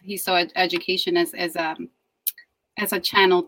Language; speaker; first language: English; early bilingual, other home language; Spanish